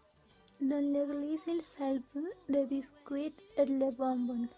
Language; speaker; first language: French; non-native, learner; Spanish